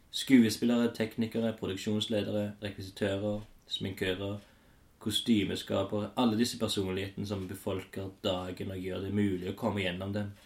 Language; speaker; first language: Norwegian; native; Norwegian